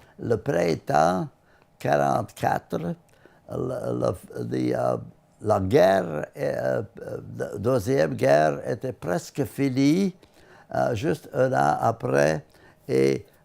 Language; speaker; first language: French; non-native, learner; Latvian